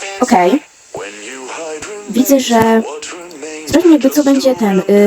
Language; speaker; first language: Polish; native; Polish